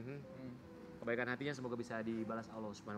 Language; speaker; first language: Indonesian; native; Indonesian